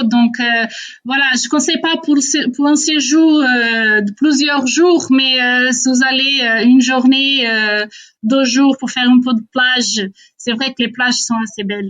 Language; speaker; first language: French; non-native, fluent; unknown